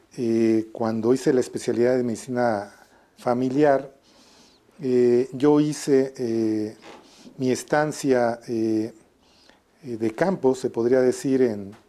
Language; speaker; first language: Spanish; native; Spanish